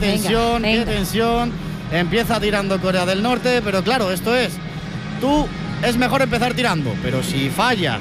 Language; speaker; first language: Spanish; native; Spanish